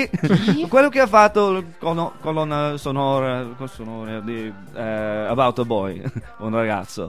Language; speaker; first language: Italian; non-native, fluent; English